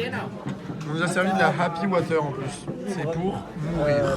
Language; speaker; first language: French; native; French